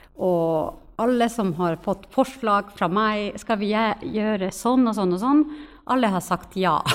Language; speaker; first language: Norwegian; non-native, fluent; Finnish